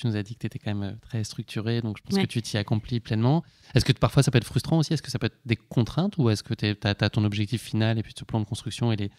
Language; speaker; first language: French; native; French